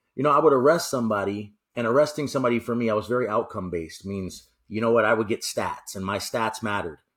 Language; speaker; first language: English; native; English